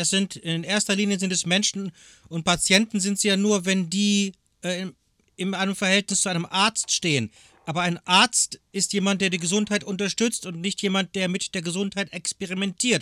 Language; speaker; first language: German; native; German